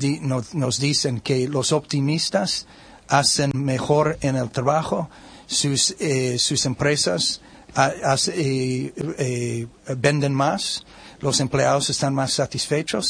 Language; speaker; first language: Spanish; non-native, learner; English